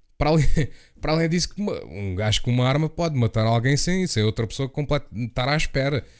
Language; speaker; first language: Portuguese; native; Portuguese